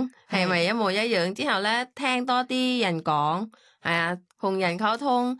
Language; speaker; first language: Cantonese; non-native, learner; Thai